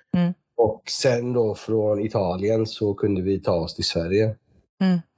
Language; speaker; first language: Swedish; early bilingual, other home language; Persian